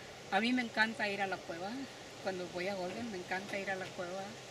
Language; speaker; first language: Spanish; native; Spanish